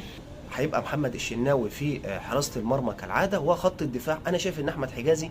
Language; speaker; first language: Arabic; native; Arabic